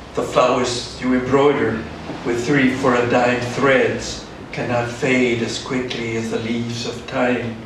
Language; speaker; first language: English; early bilingual, other home language; Spanish